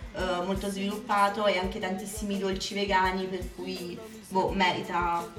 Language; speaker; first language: Italian; native; Italian